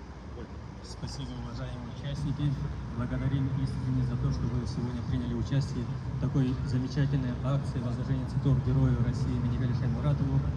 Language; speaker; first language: Russian; native; Russian